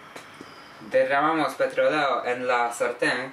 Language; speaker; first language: Spanish; non-native, learner; Polish